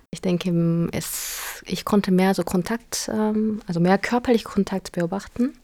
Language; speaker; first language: German; non-native, fluent; Korean